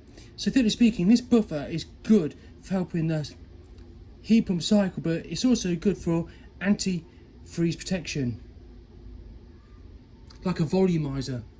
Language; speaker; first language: English; native; English